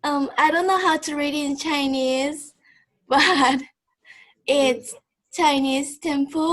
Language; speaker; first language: English; non-native, learner; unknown